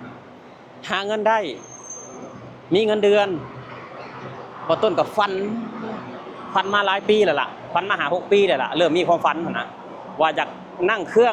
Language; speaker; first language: Thai; non-native, local second language; Lao